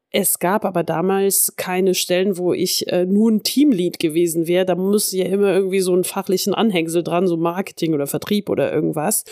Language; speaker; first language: German; early bilingual, heritage; French